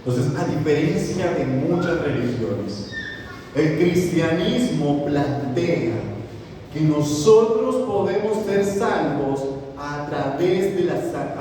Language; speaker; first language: Spanish; native; Spanish